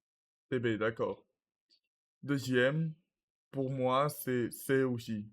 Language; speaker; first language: French; non-native, learner; Russian